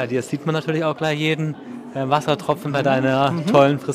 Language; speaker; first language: German; native; German